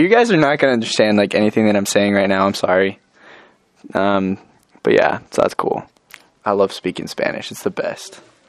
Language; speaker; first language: English; native; English